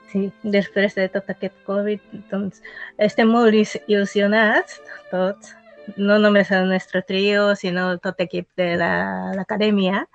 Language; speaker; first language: Catalan; non-native, fluent; Japanese